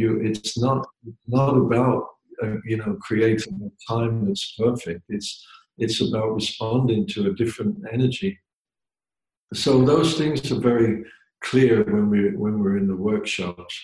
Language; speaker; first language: English; native; English